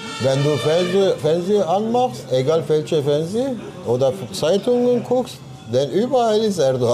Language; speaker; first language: German; non-native, fluent; Turkish